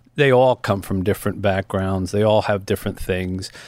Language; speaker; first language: English; native; English